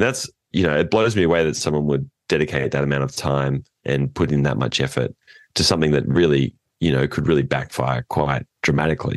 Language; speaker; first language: English; native; English